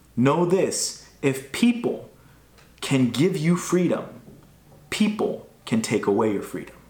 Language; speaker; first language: English; native; English